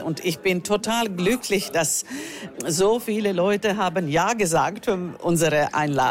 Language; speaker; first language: German; non-native, fluent; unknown